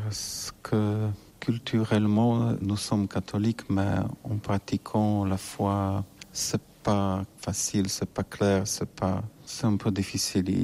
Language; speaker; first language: French; non-native, learner; Polish